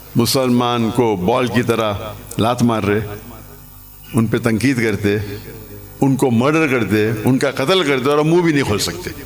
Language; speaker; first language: Urdu; non-native, local second language; English